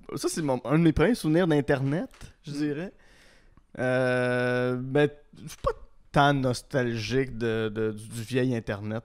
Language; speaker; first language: French; native; French